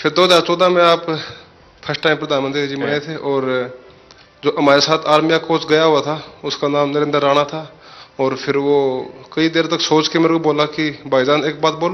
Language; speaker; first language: Hindi; native; Hindi